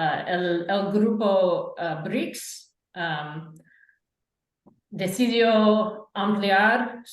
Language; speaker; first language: Spanish; non-native, fluent; English